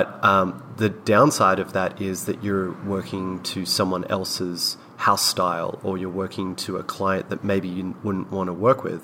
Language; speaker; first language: English; native; English